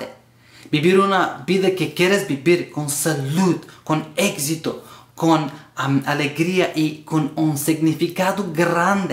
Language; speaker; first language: Spanish; non-native, learner; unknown